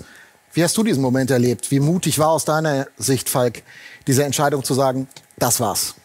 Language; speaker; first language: German; native; German